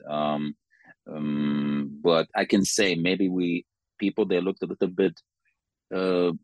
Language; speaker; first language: English; non-native, fluent; Arabic